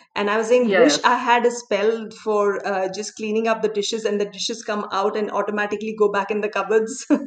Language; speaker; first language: English; non-native, local second language; Hindi